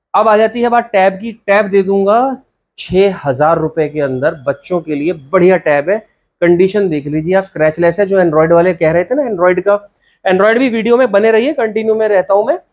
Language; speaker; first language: Hindi; native; Hindi